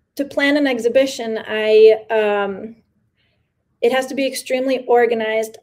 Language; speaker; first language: English; early bilingual, other home language; Spanish